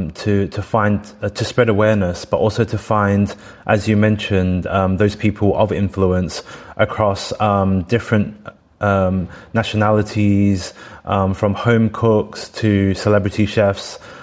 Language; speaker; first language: English; native; English